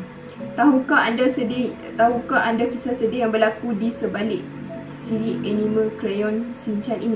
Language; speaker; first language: Malay; native; Malay